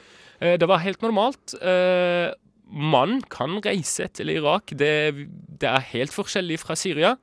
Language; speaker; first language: Norwegian; early bilingual, other home language; Arabic